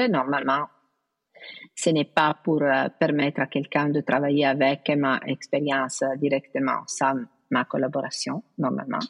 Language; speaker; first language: French; non-native, fluent; Italian